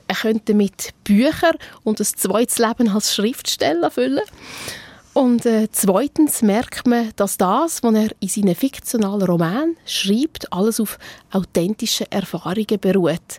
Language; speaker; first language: German; native; German